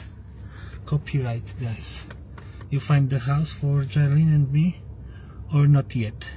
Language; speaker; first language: English; non-native, learner; Polish